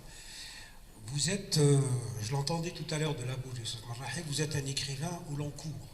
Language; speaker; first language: French; non-native, local second language; Kabyle